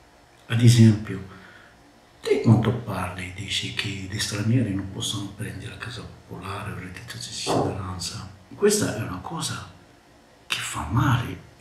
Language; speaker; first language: Italian; non-native, learner; Arabic